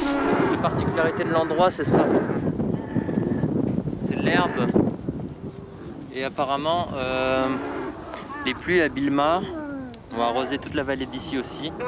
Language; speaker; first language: French; native; French